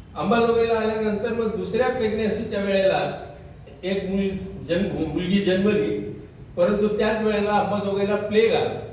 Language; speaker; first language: Marathi; non-native, local second language; Urdu